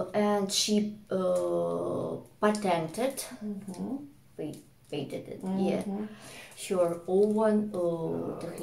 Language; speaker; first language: English; non-native, fluent; Russian